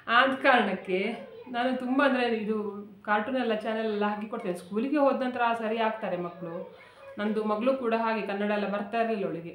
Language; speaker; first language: Kannada; non-native, local second language; Konkani